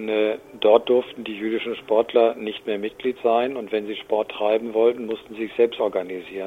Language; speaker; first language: German; native; German